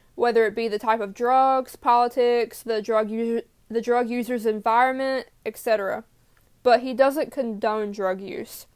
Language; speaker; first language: English; native; English